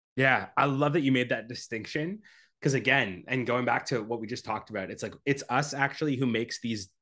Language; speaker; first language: English; native; English